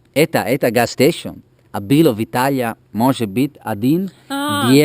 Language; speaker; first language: Russian; non-native, learner; Italian